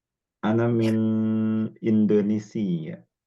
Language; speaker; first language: Arabic; non-native, learner; Indonesian